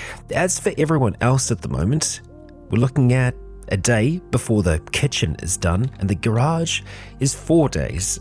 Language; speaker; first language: English; native; English